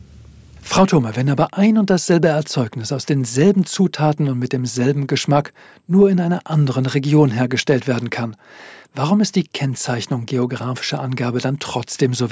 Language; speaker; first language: German; native; German